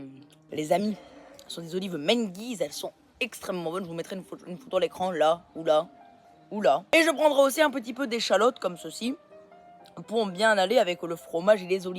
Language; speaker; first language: French; native; French